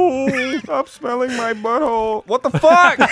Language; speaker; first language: English; native; English